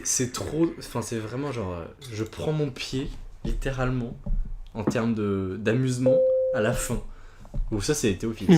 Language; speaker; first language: French; native; French